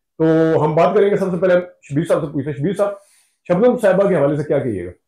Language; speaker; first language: Urdu; native; Urdu